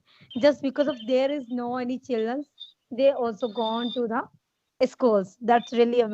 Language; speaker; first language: English; non-native, learner; Hindi